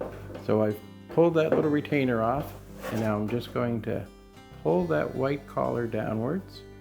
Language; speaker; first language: English; native; English